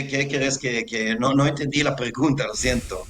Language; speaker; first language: Spanish; non-native, fluent; Hebrew